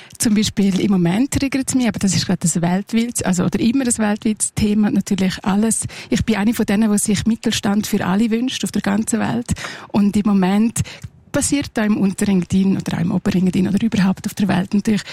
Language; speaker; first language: German; non-native, local second language; Romansh